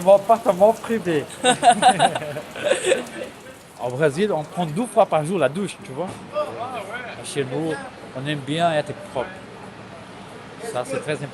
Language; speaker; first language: French; non-native, fluent; Portuguese